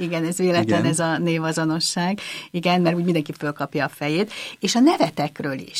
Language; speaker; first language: Hungarian; native; Hungarian